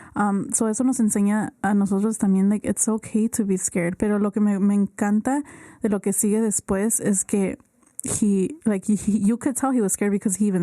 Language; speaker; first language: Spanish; early bilingual, heritage; Spanish